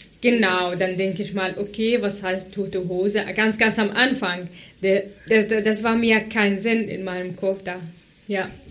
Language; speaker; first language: German; non-native, fluent; Arabic